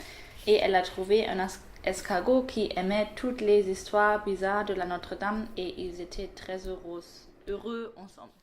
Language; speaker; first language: French; non-native, learner; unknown